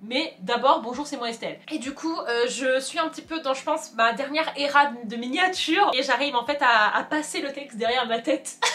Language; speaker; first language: French; native; French